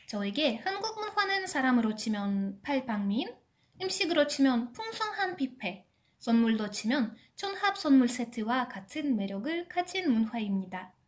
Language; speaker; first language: Korean; non-native, fluent; Russian